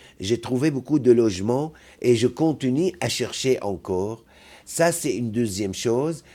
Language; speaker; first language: French; non-native, fluent; Arabic